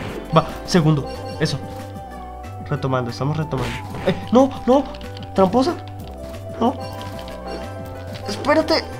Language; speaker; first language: Spanish; native; Spanish